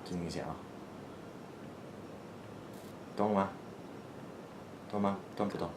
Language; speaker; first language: Chinese; non-native, learner; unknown